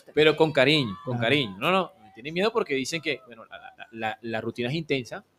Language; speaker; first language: Spanish; native; Spanish